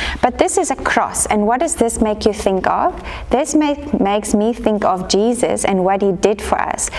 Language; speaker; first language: English; non-native, local second language; Afrikaans